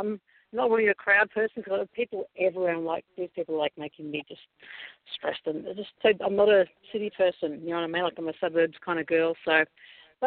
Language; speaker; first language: English; native; English